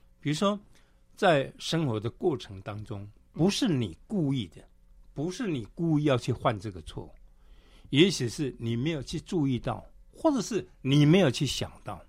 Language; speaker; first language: Chinese; native; Chinese